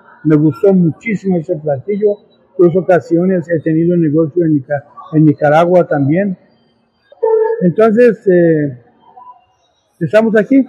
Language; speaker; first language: Spanish; non-native, fluent; Persian